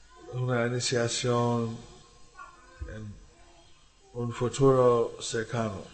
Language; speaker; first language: Spanish; non-native, learner; English